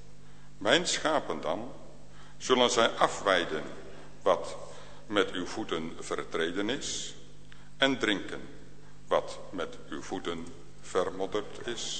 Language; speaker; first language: Dutch; native; Dutch